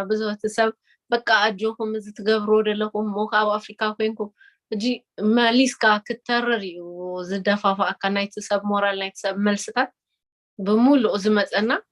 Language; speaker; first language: Tigrinya; early bilingual, heritage; Tigrinya